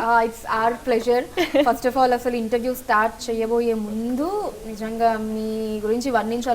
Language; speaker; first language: Telugu; native; Telugu